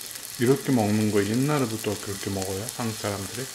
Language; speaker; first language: Korean; non-native, learner; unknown